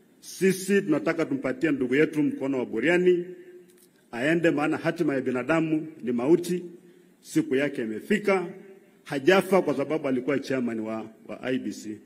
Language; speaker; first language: Swahili; non-native, local second language; Luyia